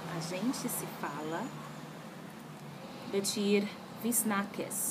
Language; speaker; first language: Norwegian; non-native, learner; Portuguese